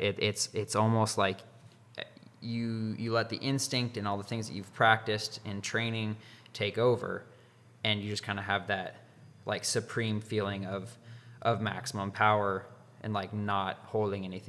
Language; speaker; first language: English; native; English